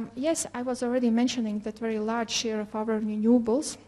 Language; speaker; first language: English; non-native, fluent; Latvian